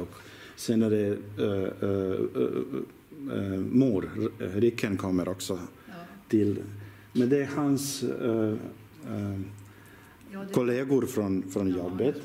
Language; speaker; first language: Swedish; non-native, learner; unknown